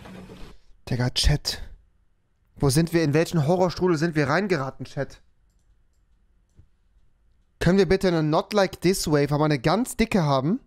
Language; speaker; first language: German; native; German